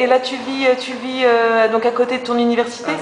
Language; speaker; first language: French; native; French